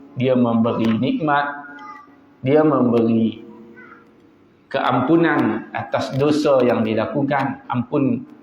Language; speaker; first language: Malay; native; Malay